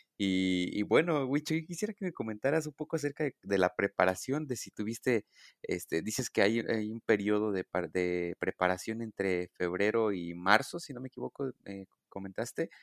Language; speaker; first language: Spanish; native; Spanish